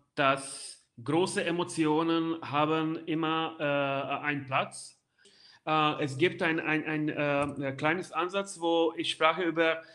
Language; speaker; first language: German; non-native, fluent; Hungarian